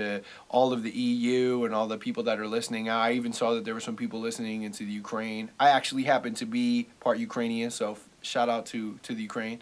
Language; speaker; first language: English; native; English